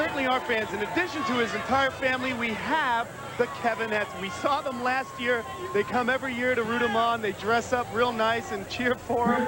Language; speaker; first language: English; native; English